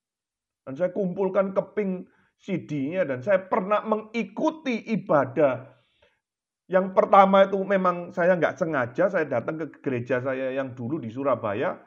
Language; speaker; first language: Indonesian; native; Indonesian